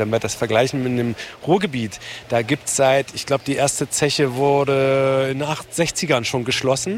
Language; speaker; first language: German; native; German